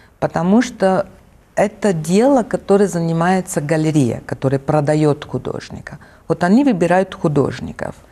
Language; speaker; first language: Russian; non-native, fluent; Italian